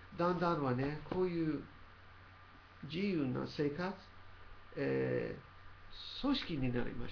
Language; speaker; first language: Japanese; non-native, learner; English